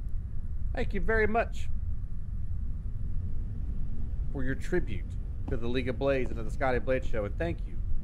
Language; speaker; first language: English; native; English